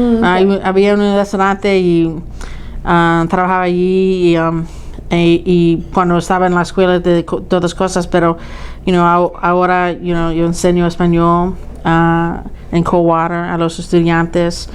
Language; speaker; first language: Spanish; early bilingual, heritage; Spanish